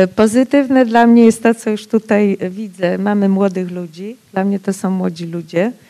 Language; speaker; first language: Polish; non-native, local second language; Rusyn